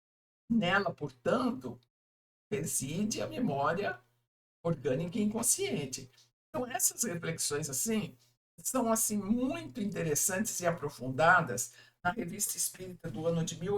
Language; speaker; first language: Portuguese; native; Portuguese